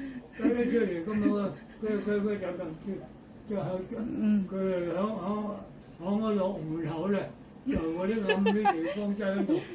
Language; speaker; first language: Cantonese; non-native, fluent; Indonesian